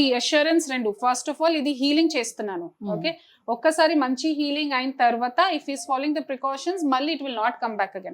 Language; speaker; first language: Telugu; non-native, fluent; Hindi